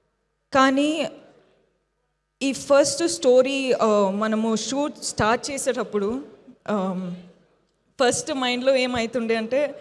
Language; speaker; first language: Telugu; non-native, fluent; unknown